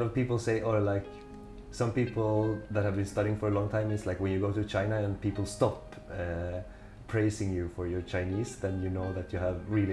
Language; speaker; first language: English; non-native, fluent; Swedish